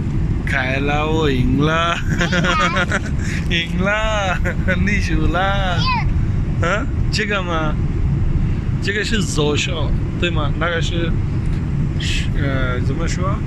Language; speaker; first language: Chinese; non-native, fluent; Punjabi